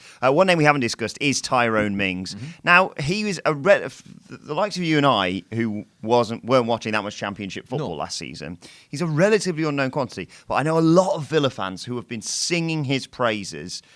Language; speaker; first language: English; native; English